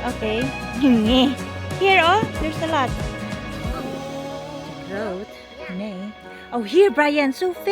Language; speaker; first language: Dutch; non-native, learner; Filipino